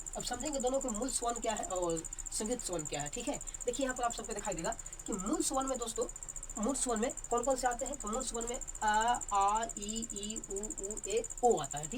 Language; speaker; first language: Hindi; native; Hindi